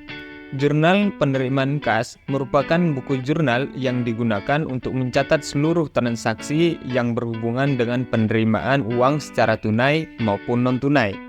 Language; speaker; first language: Indonesian; native; Indonesian